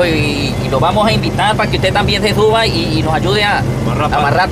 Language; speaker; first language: Spanish; native; Spanish